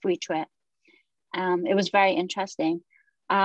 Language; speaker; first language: English; native; English